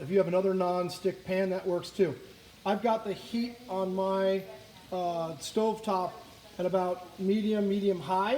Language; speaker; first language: English; native; English